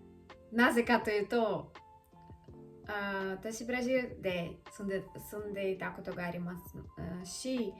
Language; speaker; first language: Japanese; non-native, learner; Russian